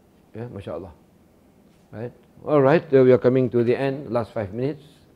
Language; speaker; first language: English; non-native, local second language; Malay